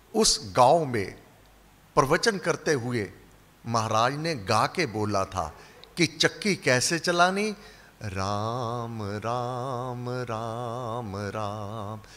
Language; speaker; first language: Hindi; native; Hindi